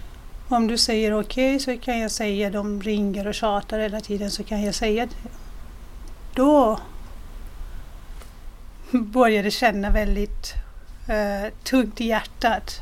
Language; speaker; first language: Swedish; non-native, fluent; Persian